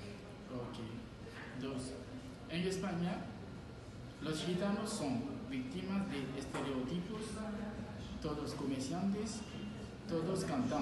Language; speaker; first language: Spanish; non-native, learner; French